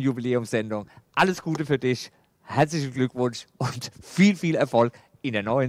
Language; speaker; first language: German; native; German